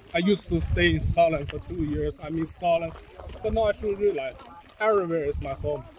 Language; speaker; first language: English; non-native, learner; Chinese